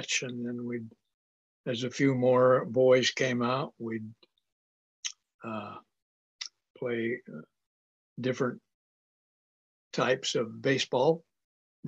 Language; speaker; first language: English; native; English